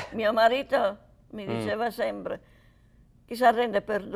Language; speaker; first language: Italian; early bilingual, heritage; Italian